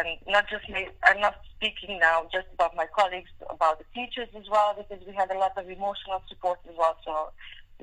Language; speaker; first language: English; non-native, fluent; Hungarian